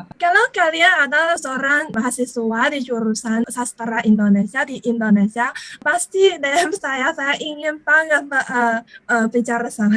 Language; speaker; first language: Indonesian; non-native, learner; Chinese